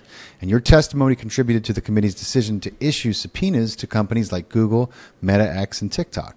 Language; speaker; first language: English; native; English